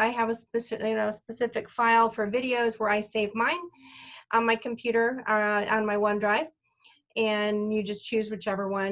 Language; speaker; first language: English; native; English